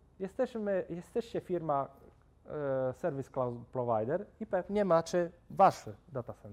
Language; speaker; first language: Polish; non-native, fluent; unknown